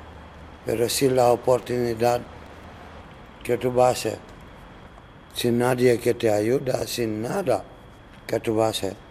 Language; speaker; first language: Spanish; non-native, learner; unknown